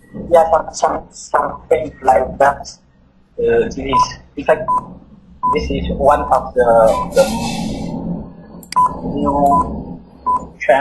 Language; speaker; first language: English; non-native, learner; Vietnamese